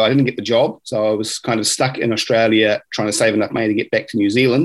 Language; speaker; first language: English; native; English